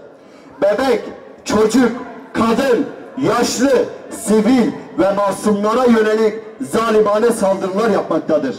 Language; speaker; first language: Turkish; native; Turkish